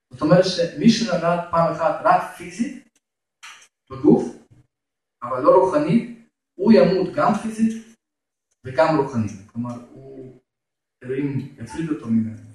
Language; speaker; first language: Hebrew; non-native, fluent; Russian